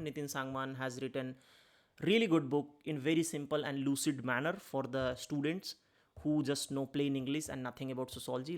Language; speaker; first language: English; non-native, local second language; Hindi